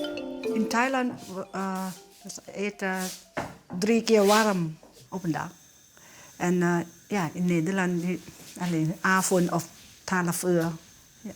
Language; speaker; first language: Dutch; non-native, learner; Thai